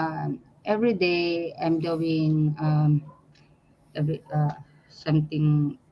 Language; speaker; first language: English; non-native, learner; Filipino